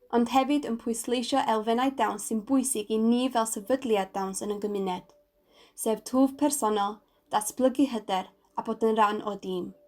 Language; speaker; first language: Welsh; non-native, local second language; English